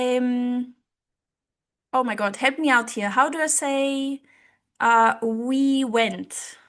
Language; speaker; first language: English; non-native, fluent; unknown